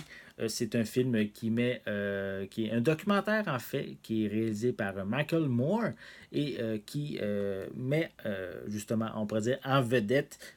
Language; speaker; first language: French; native; French